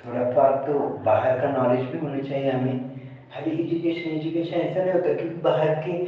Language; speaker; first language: Hindi; non-native, local second language; Marathi